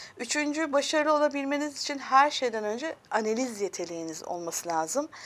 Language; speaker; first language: Turkish; early bilingual, heritage; Turkish